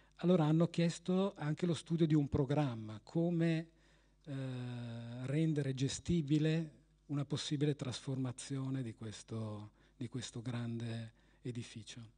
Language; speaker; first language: Italian; native; Italian